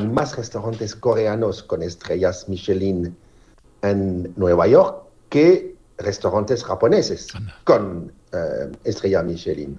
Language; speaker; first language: Spanish; non-native, learner; French